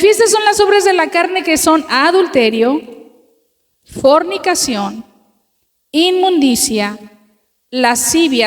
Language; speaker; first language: Spanish; native; Spanish